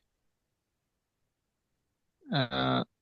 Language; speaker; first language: German; non-native, learner; Urdu